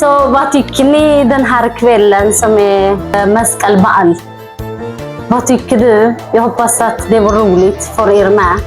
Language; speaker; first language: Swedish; non-native, fluent; Amharic